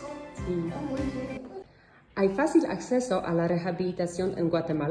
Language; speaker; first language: Spanish; non-native, learner; Polish